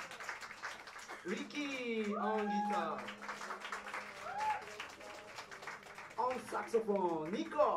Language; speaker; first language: Japanese; non-native, fluent; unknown